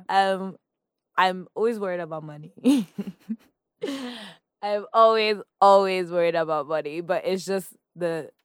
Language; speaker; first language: English; non-native, local second language; Yoruba